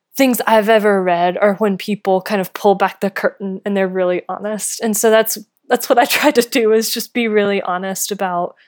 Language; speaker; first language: English; native; English